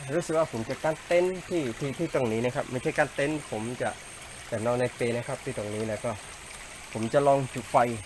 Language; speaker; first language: Thai; non-native, local second language; Pattani Malay